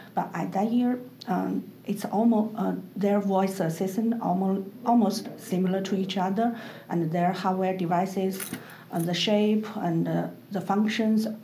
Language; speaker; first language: English; non-native, learner; Chinese